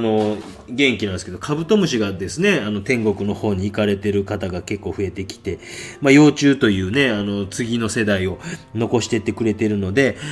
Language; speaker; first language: Japanese; native; Japanese